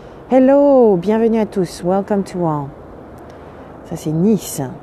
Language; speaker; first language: French; native; French